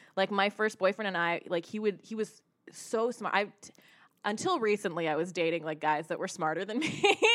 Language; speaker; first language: English; early bilingual, other home language; Hindi